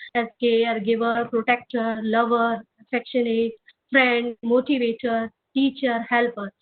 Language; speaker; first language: English; non-native, local second language; Hindi